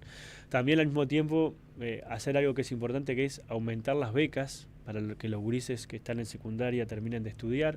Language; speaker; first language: Spanish; native; Spanish